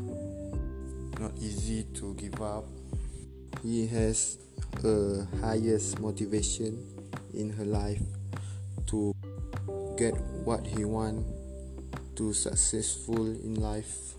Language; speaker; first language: English; non-native, learner; Malay